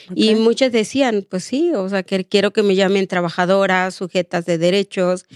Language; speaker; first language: Spanish; non-native, local second language; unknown